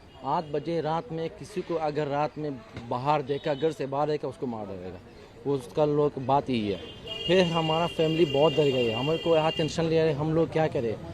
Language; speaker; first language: Hindi; non-native, learner; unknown